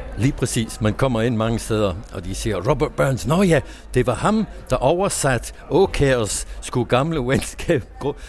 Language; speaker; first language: Danish; non-native, fluent; English